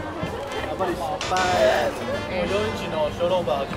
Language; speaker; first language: Japanese; non-native, fluent; Chinese